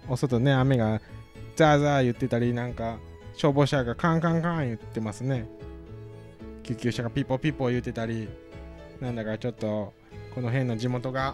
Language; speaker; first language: Japanese; native; Japanese